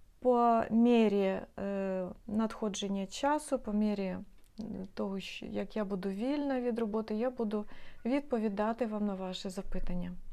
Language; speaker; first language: Ukrainian; non-native, local second language; Russian